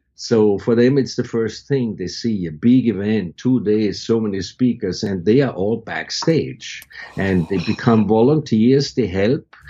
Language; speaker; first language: English; non-native, fluent; German